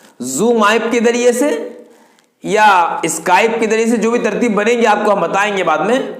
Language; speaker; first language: Urdu; native; Urdu